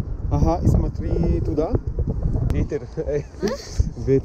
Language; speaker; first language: Russian; non-native, learner; English